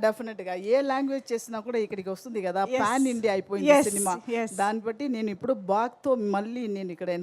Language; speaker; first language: Telugu; non-native, fluent; Tamil